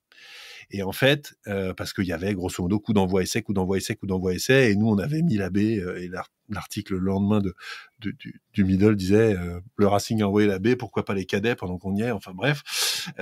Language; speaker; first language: French; native; French